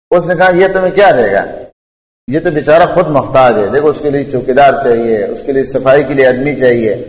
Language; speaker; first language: Urdu; non-native, local second language; Pashto